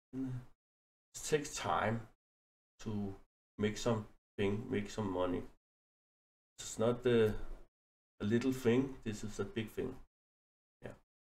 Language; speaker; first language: English; non-native, learner; Danish